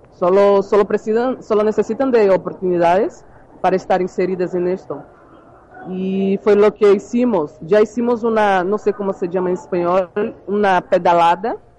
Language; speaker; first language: Spanish; non-native, learner; Portuguese